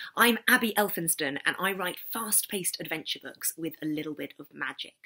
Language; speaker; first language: English; native; English